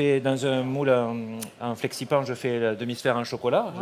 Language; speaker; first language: French; native; French